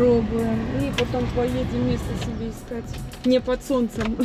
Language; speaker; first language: Russian; native; Russian